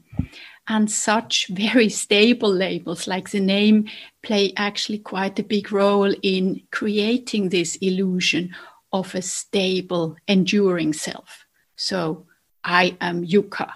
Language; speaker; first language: English; non-native, fluent; German